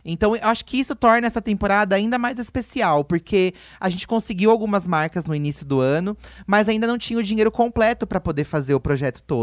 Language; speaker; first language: Portuguese; native; Portuguese